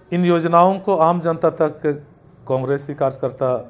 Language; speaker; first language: Hindi; native; Hindi